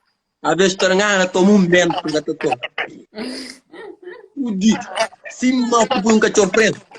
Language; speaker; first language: Portuguese; non-native, learner; Kabuverdianu